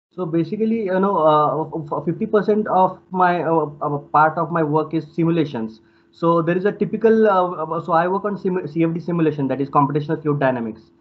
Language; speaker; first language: English; non-native, local second language; Marathi